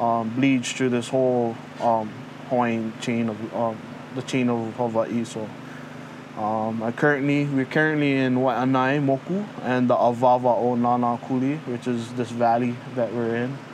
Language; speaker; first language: English; early bilingual, other home language; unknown